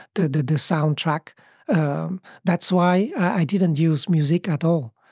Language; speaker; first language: English; early bilingual, other home language; Vietnamese